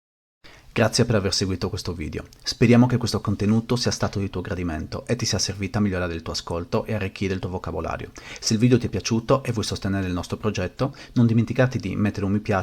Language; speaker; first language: Italian; native; Italian